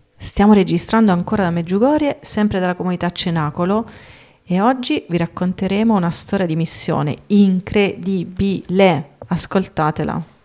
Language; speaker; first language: Italian; native; Italian